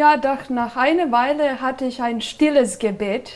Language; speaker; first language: German; non-native, fluent; Serbian